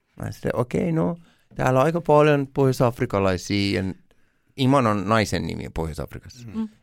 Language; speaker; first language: Finnish; early bilingual, other home language; Persian